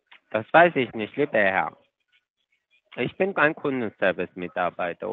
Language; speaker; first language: German; non-native, fluent; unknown